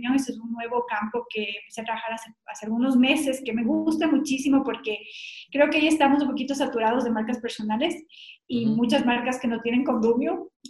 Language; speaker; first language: Spanish; native; Spanish